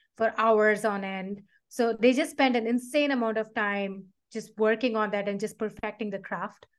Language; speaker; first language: English; non-native, local second language; Tamil